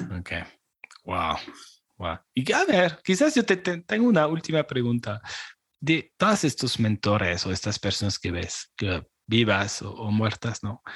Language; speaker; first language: Spanish; non-native, fluent; French